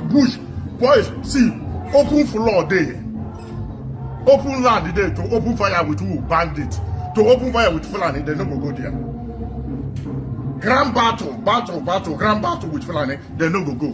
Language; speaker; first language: Nigerian Pidgin; non-native, local second language; Igbo